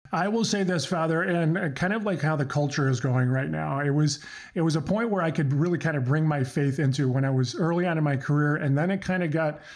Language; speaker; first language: English; early bilingual, other home language; Croatian